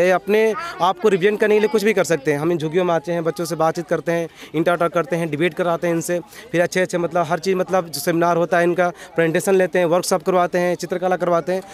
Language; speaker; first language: Hindi; native; Hindi